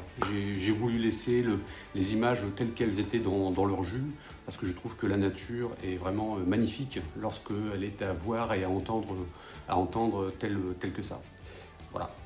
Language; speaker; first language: French; native; French